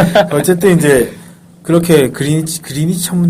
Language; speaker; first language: Korean; native; Korean